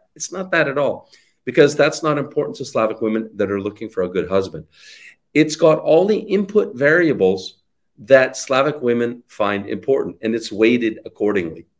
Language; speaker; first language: English; native; English